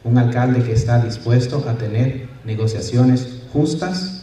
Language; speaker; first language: Spanish; early bilingual, other home language; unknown